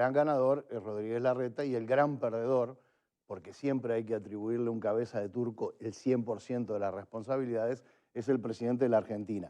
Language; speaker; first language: Spanish; native; Spanish